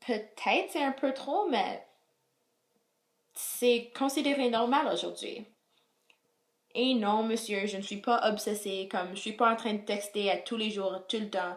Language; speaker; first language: French; non-native, local second language; English